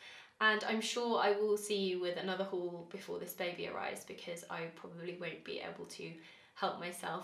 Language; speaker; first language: English; native; English